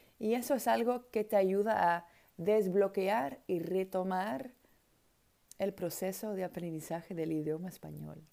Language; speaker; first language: Spanish; non-native, fluent; Dutch